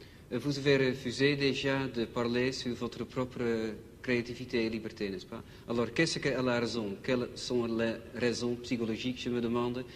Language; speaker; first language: French; non-native, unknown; Dutch